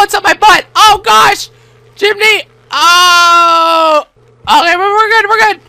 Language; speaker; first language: English; native; English